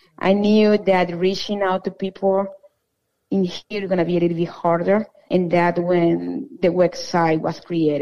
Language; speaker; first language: English; non-native, fluent; Spanish